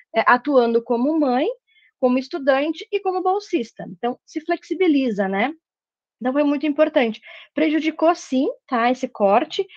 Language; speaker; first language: Portuguese; native; Portuguese